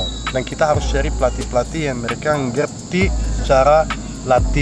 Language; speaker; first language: Indonesian; non-native, fluent; Arabic